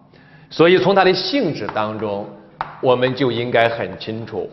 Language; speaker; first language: Chinese; native; Chinese